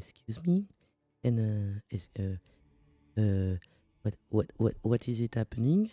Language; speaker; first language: English; non-native, learner; French